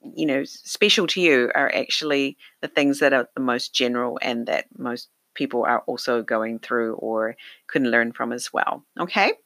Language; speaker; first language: English; native; English